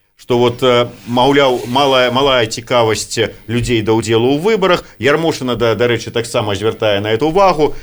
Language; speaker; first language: Belarusian; native; Belarusian